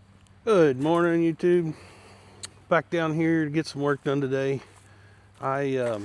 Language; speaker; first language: English; native; English